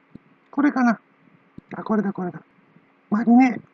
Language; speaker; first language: Japanese; native; Japanese